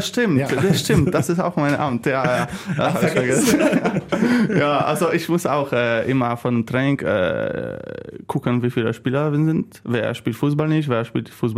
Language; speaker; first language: German; non-native, learner; Polish